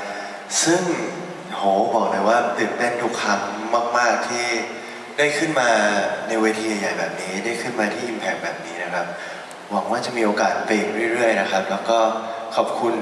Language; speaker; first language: Thai; native; Thai